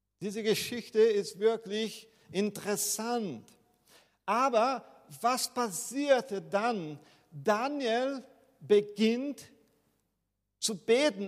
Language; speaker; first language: German; non-native, fluent; Portuguese